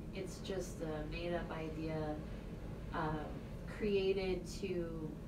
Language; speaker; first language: English; native; English